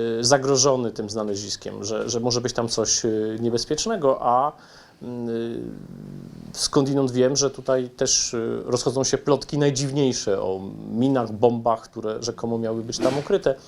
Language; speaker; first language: Polish; native; Polish